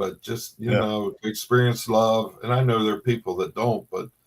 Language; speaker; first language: English; native; English